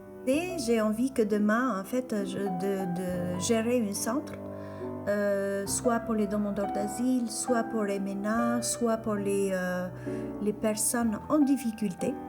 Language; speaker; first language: French; non-native, fluent; Albanian